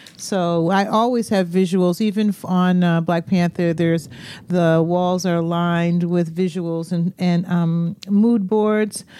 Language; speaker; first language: English; native; English